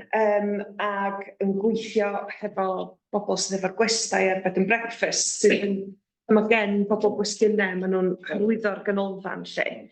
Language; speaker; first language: Welsh; native; Welsh